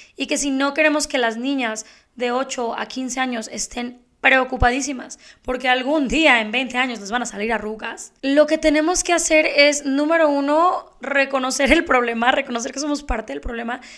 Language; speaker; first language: Spanish; native; Spanish